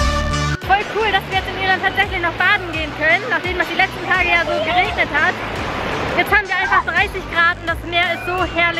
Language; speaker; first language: German; native; German